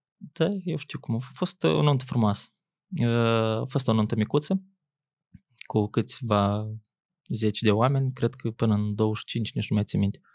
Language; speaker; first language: Romanian; native; Romanian